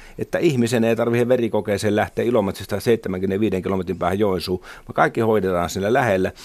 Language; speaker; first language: Finnish; native; Finnish